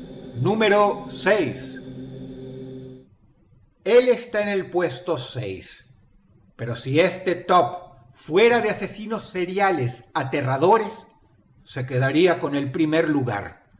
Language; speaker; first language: Spanish; native; Spanish